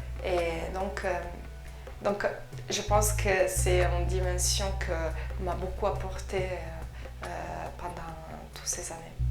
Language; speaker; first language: French; non-native, fluent; Italian